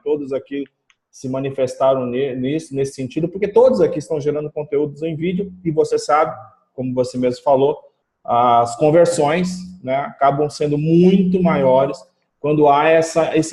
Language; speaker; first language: Portuguese; native; Portuguese